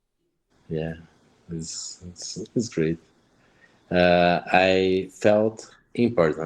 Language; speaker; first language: English; non-native, learner; Portuguese